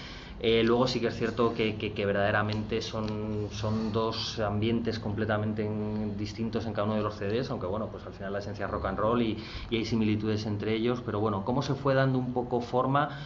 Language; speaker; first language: Spanish; native; Spanish